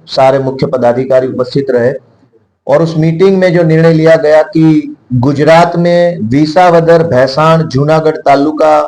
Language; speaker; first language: Hindi; non-native, local second language; Gujarati